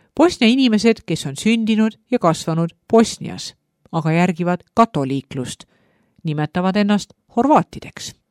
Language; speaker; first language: Estonian; native; Estonian